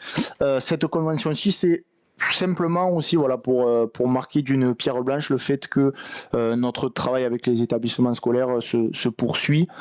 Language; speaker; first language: French; native; French